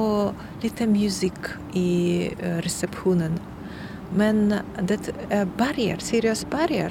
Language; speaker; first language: Swedish; non-native, learner; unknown